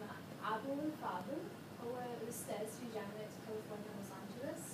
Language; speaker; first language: Arabic; non-native, learner; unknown